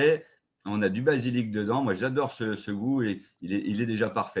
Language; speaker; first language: French; native; French